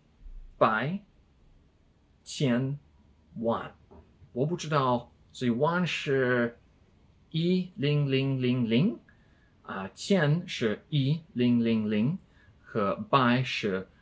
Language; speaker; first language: Chinese; non-native, learner; English